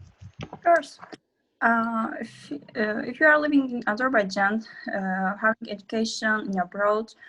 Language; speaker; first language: English; non-native, learner; Azerbaijani